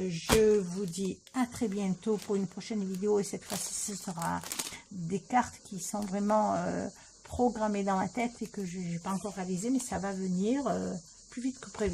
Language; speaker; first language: French; native; French